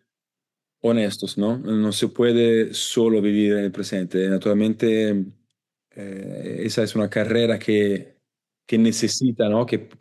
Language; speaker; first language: Spanish; non-native, learner; Italian